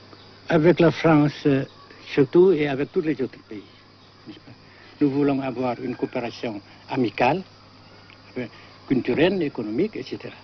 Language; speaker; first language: French; non-native, fluent; Vietnamese